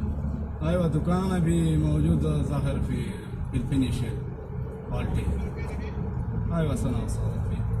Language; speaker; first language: Arabic; non-native, learner; Hindi